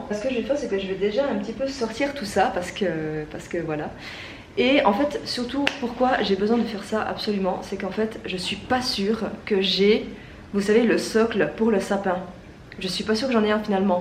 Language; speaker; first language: French; native; French